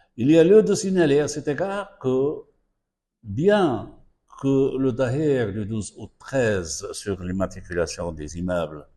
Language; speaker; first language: French; non-native, local second language; Arabic